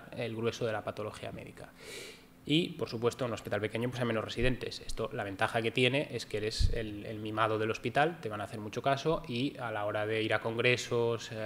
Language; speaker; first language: Spanish; native; Spanish